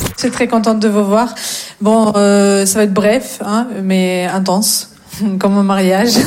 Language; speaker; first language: French; non-native, fluent; Russian